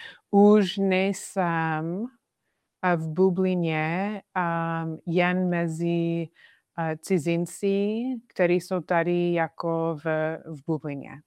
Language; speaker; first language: Czech; non-native, fluent; English